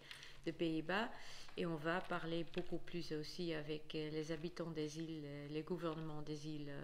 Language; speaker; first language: French; non-native, fluent; Dutch